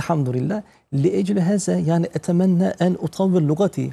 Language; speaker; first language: Arabic; non-native, fluent; Turkish